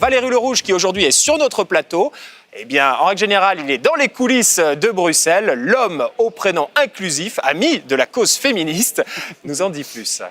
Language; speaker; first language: French; native; French